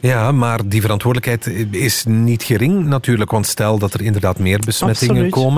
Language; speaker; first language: Dutch; native; Dutch